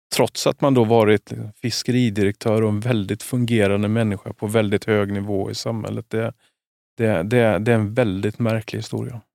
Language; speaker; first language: Swedish; native; Swedish